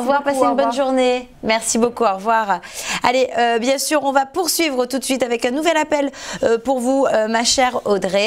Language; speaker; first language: French; native; French